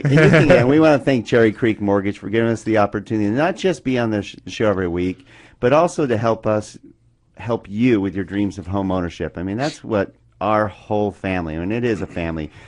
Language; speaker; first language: English; native; English